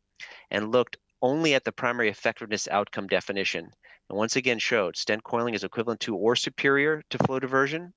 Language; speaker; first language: English; native; English